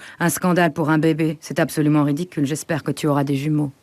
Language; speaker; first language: French; native; French